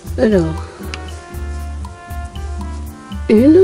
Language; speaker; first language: French; native; French